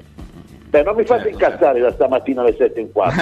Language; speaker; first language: Italian; native; Italian